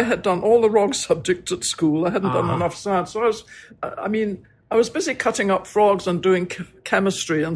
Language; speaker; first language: English; native; English